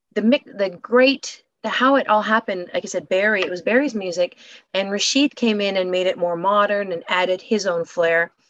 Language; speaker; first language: English; native; English